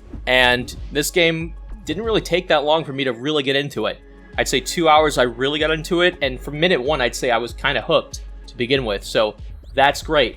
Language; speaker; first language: English; native; English